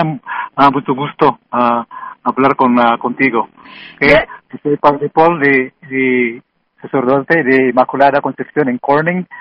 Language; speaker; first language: Spanish; non-native, learner; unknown